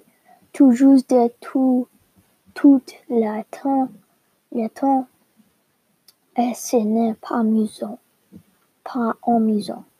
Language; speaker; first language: French; non-native, learner; English